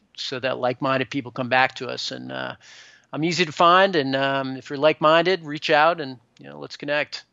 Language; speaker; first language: English; native; English